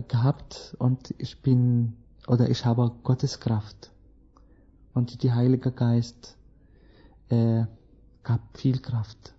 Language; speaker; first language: German; non-native, learner; Arabic